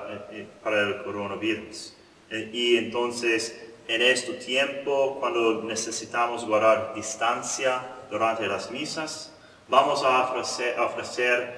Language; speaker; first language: Spanish; non-native, learner; English